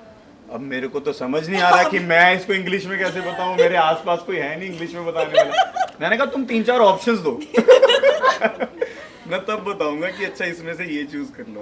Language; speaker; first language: Hindi; native; Hindi